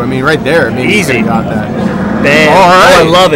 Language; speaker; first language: English; native; English